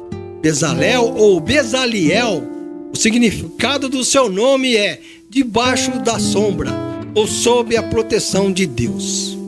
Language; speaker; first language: Portuguese; native; Portuguese